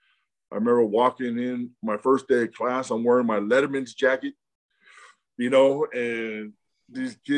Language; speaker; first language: English; native; English